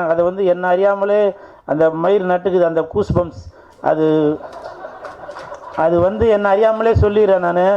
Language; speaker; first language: Tamil; native; Tamil